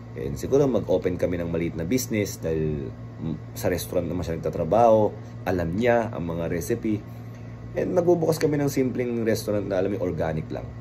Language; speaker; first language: Filipino; native; Filipino